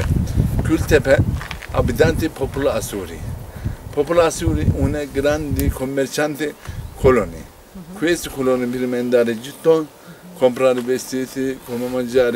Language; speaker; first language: Italian; non-native, learner; Turkish